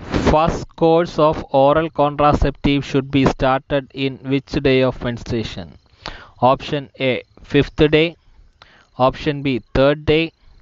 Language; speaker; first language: English; non-native, local second language; Malayalam